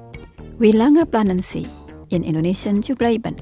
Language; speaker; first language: German; non-native, fluent; Indonesian